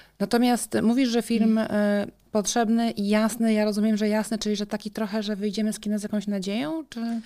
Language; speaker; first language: Polish; native; Polish